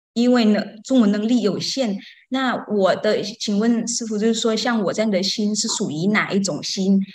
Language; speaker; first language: Chinese; non-native, fluent; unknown